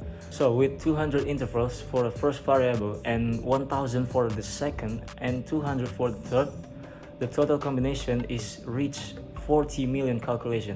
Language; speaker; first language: English; non-native, learner; Indonesian